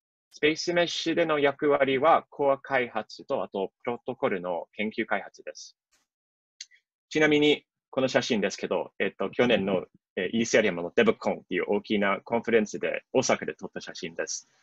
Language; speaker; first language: Japanese; non-native, fluent; English